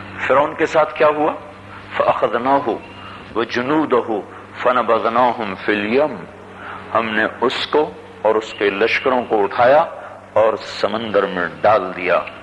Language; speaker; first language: Urdu; non-native, local second language; Punjabi